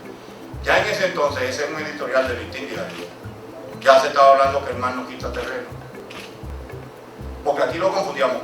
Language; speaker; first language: Spanish; native; Spanish